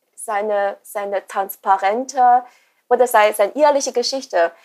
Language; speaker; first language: German; non-native, fluent; Chinese